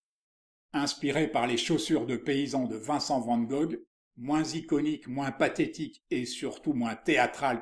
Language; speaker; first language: French; native; French